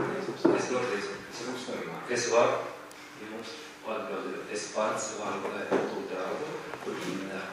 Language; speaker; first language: Latvian; non-native, local second language; Russian